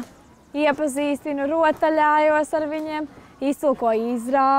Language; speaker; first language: Latvian; native; Latvian